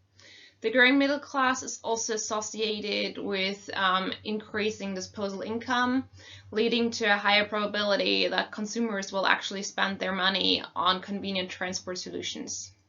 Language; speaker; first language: English; non-native, fluent; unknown